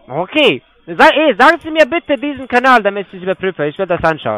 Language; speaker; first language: German; non-native, fluent; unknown